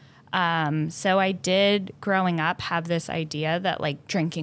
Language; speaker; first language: English; native; English